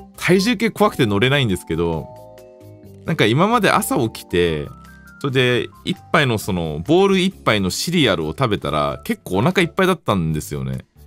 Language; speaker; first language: Japanese; native; Japanese